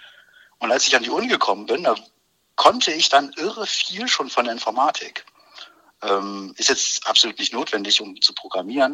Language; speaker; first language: German; native; German